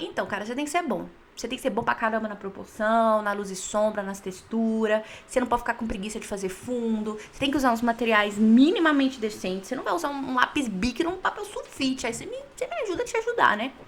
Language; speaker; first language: Portuguese; native; Portuguese